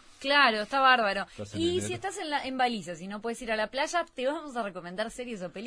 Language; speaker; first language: Spanish; native; Spanish